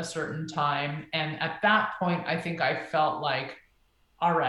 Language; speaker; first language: English; native; English